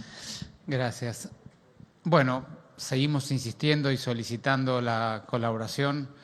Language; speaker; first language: Spanish; native; Spanish